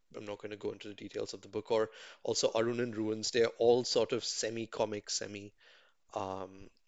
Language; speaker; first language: English; non-native, local second language; Tamil